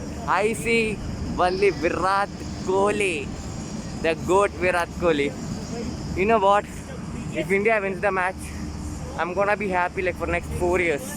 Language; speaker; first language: English; non-native, local second language; Tamil